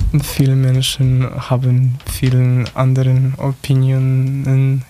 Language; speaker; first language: German; non-native, learner; Polish